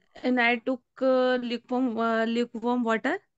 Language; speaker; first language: English; non-native, learner; Hindi